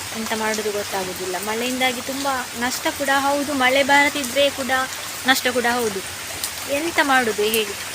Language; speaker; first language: Kannada; non-native, local second language; Tulu